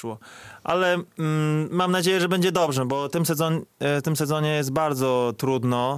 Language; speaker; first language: Polish; non-native, fluent; Chinese